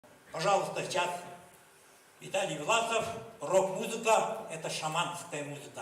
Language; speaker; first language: Russian; non-native, local second language; Yakut